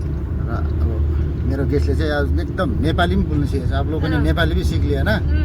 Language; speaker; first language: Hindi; non-native, local second language; Nepali